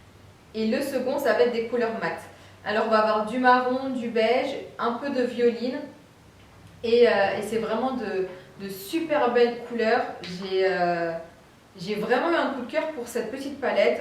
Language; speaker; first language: French; native; French